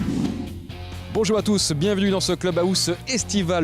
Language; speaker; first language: French; native; French